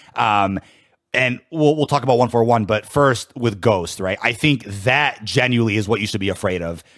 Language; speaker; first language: English; native; English